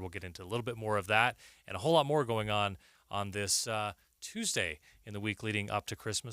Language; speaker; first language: English; native; English